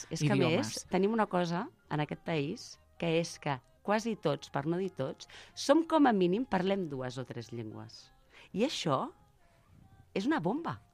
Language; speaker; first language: Catalan; native; Catalan